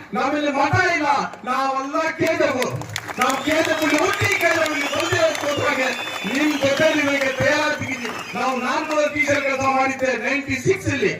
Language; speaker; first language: Kannada; non-native, local second language; Urdu